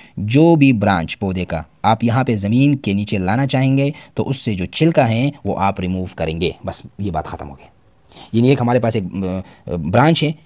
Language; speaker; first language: Urdu; non-native, local second language; Pashto